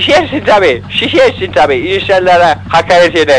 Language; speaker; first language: Turkish; native; Turkish